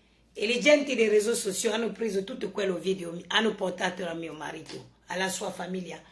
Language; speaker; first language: Italian; non-native, learner; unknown